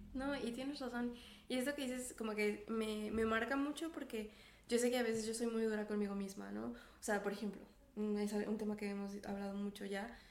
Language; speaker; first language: Spanish; native; Spanish